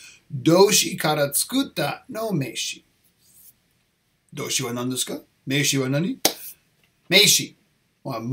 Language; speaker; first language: Japanese; non-native, learner; English